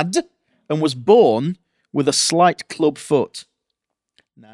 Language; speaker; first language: English; native; English